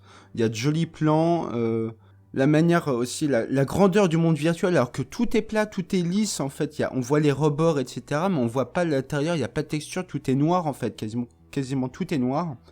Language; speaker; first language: French; native; French